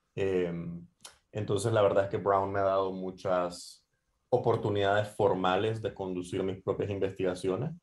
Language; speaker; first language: Spanish; native; Spanish